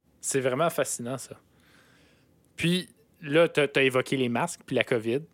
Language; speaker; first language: French; native; French